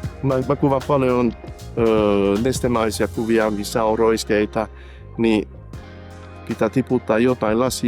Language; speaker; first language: Finnish; non-native, fluent; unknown